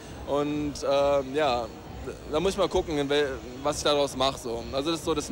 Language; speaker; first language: German; native; German